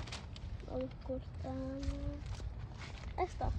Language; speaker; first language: Spanish; early bilingual, heritage; English